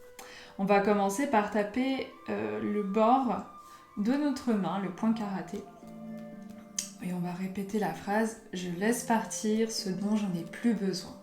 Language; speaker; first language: French; native; French